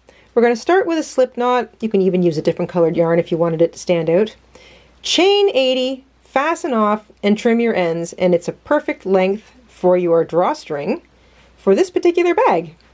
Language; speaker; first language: English; native; English